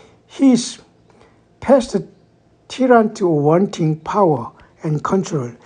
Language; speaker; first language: English; non-native, fluent; Korean